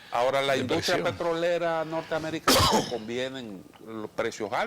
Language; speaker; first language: Spanish; native; Spanish